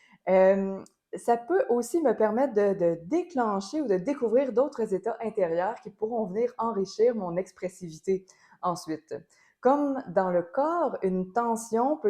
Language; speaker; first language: French; native; French